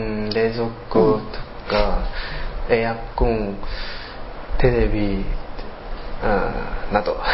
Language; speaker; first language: Japanese; non-native, learner; Chinese